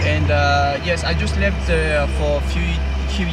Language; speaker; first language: English; non-native, fluent; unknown